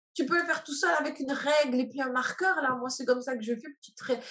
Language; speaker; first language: French; native; French